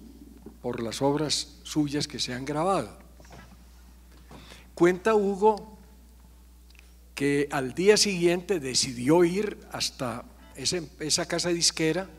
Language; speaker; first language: Spanish; native; Spanish